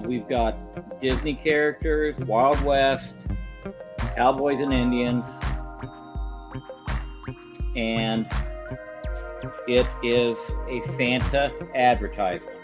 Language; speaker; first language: English; native; English